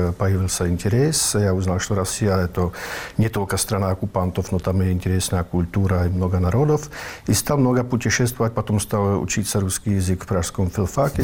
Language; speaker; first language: Russian; non-native, fluent; Czech